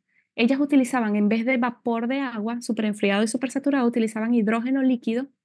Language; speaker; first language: Spanish; native; Spanish